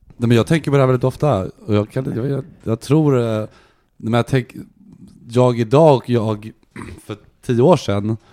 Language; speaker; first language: Swedish; native; Swedish